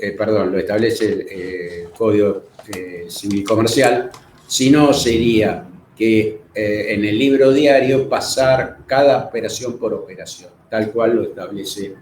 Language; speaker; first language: Spanish; native; Spanish